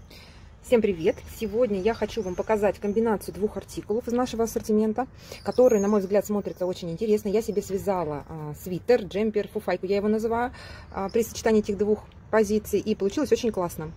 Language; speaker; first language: Russian; native; Russian